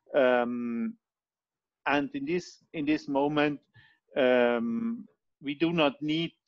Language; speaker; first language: English; non-native, fluent; Italian